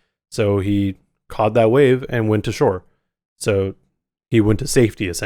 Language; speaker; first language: English; native; English